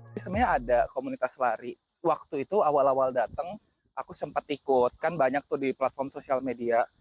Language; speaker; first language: Indonesian; native; Indonesian